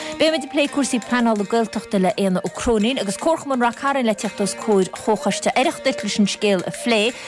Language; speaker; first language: Irish; native; Irish